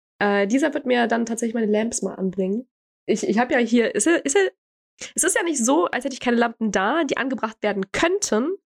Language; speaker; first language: German; early bilingual, other home language; Croatian